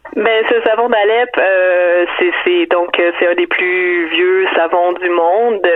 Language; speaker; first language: French; native; French